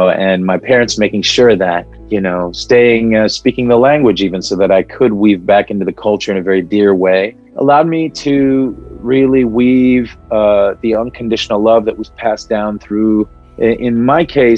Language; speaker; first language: English; early bilingual, other home language; Arabic